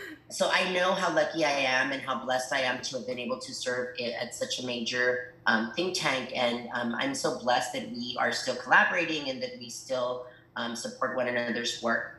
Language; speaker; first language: English; early bilingual, other home language; Spanish